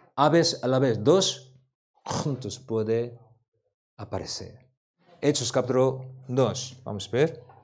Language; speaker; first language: Spanish; non-native, learner; Korean